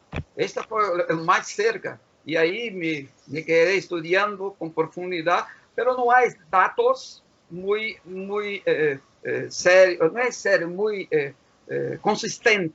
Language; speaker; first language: Spanish; non-native, fluent; Portuguese